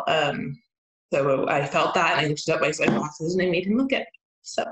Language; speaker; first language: English; native; English